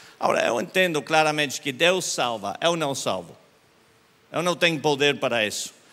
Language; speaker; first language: Portuguese; non-native, learner; English